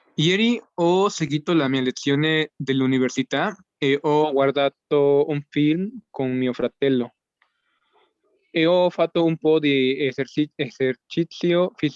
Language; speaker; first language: Italian; non-native, learner; Spanish